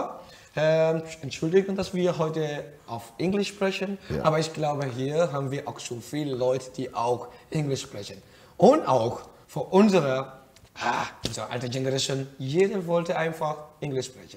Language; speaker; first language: German; non-native, fluent; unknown